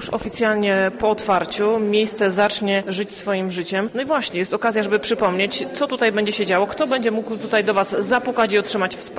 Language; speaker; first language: Polish; native; Polish